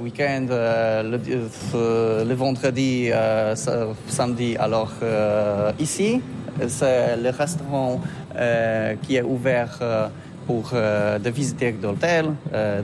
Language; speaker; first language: French; non-native, learner; Polish